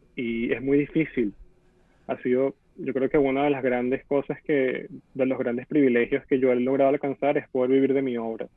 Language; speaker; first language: Spanish; native; Spanish